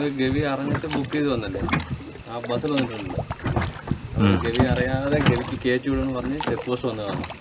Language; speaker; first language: Malayalam; native; Malayalam